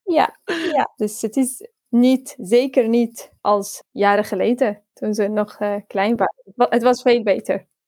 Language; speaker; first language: Dutch; non-native, fluent; Arabic